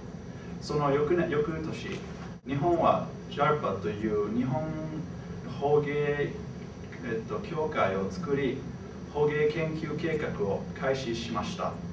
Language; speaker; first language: Japanese; non-native, fluent; English